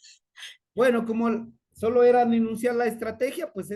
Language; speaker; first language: Spanish; native; Spanish